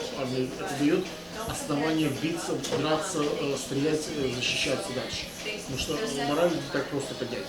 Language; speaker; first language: Russian; native; Russian